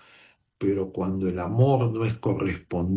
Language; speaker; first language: Spanish; native; Spanish